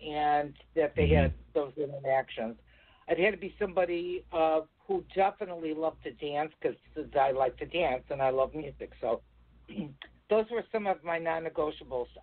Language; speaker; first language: English; native; English